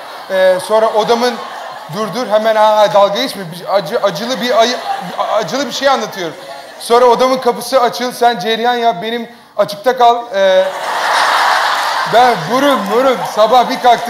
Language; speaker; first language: Turkish; native; Turkish